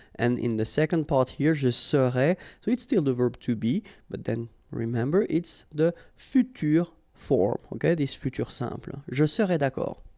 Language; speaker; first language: English; non-native, fluent; French